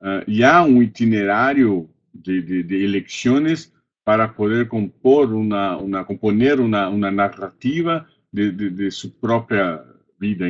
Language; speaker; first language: Spanish; non-native, fluent; Portuguese